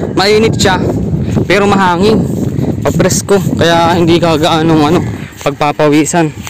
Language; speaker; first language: Filipino; native; Filipino